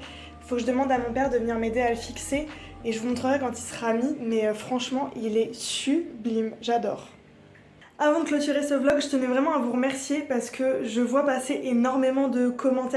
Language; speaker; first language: French; native; French